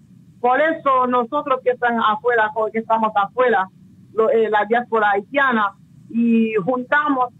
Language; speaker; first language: Spanish; non-native, local second language; Haitian Creole